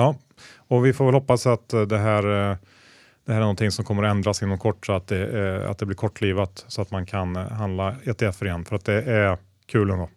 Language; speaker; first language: Swedish; native; Swedish